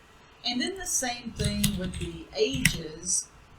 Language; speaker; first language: English; native; English